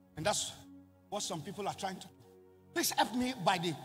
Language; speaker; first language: English; non-native, local second language; Yoruba